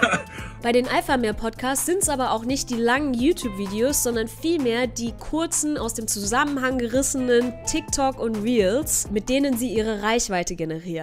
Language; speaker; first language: German; native; German